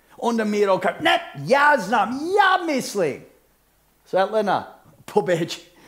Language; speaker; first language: Croatian; early bilingual, heritage; Croatian